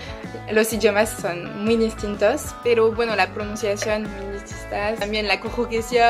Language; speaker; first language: Spanish; non-native, learner; French